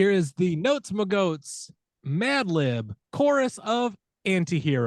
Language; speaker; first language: English; native; English